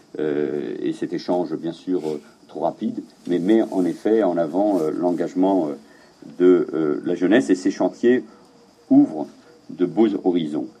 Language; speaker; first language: French; native; French